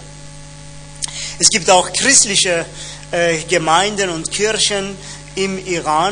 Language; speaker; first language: German; non-native, fluent; Persian